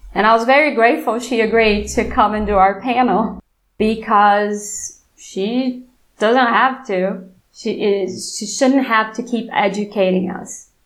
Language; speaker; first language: English; non-native, fluent; Portuguese